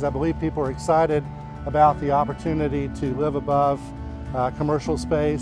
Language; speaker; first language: English; native; English